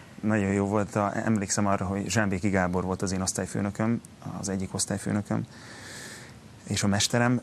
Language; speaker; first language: Hungarian; native; Hungarian